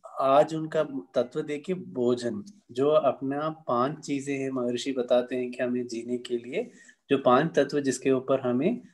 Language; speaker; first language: Hindi; non-native, local second language; Tamil